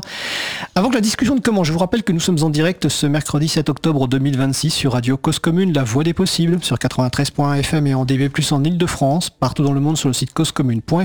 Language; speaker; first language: French; native; French